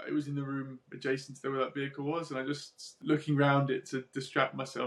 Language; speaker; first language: English; native; English